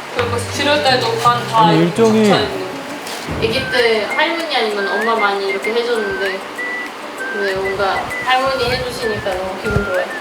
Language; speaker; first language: Korean; non-native, fluent; German